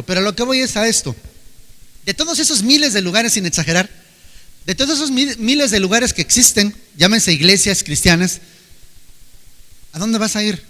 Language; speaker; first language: Spanish; native; Spanish